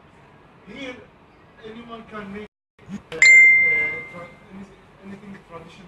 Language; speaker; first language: English; non-native, learner; Arabic